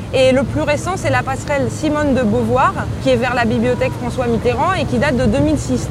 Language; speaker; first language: French; native; French